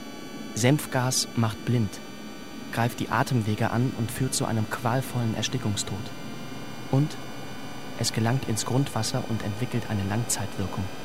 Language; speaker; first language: German; native; German